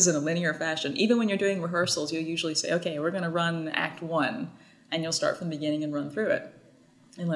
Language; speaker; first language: English; native; English